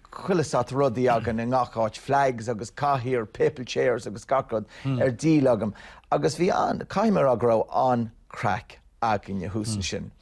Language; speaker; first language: Irish; non-native, local second language; English